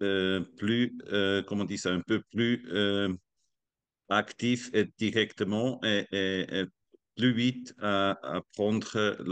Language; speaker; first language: French; non-native, learner; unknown